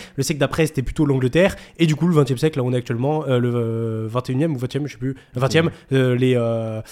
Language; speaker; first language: French; native; French